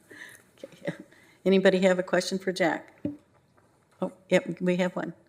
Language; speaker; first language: English; native; English